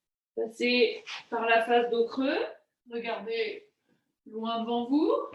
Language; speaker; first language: French; native; French